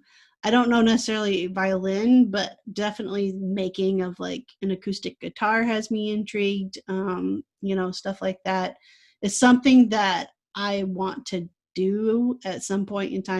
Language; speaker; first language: English; native; English